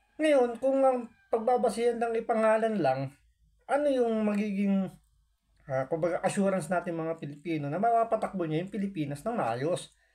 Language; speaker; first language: Filipino; native; Filipino